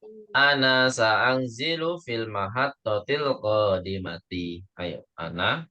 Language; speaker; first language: Arabic; non-native, fluent; Indonesian